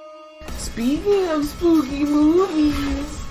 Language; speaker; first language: English; native; English